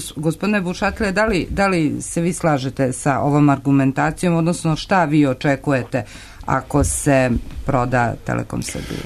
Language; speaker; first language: Serbian; native; Serbian